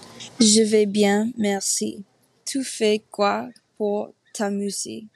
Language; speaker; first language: French; non-native, learner; English